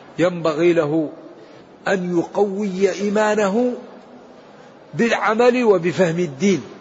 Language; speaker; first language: Arabic; native; Arabic